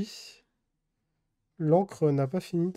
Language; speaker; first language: French; native; French